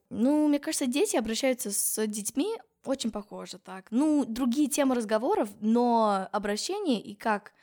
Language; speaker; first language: Russian; non-native, fluent; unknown